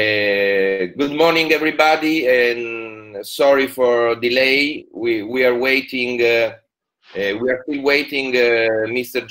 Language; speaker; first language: English; non-native, fluent; Italian